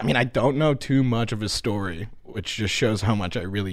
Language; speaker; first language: English; native; English